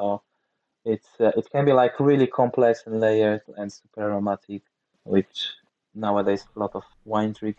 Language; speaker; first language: English; non-native, fluent; Polish